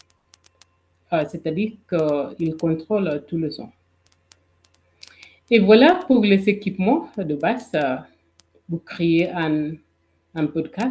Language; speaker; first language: French; non-native, fluent; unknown